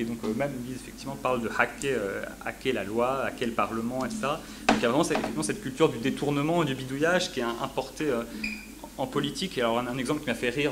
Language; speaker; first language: French; native; French